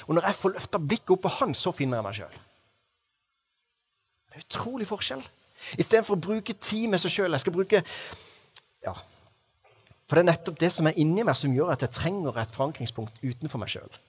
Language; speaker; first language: Norwegian; native; Norwegian